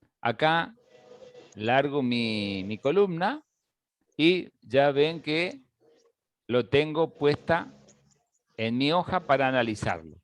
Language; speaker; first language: Spanish; native; Spanish